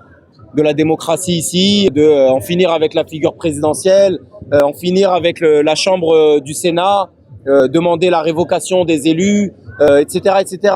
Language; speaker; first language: French; native; French